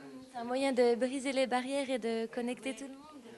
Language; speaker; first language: French; native; French